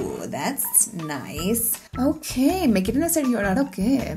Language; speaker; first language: Spanish; early bilingual, other home language; English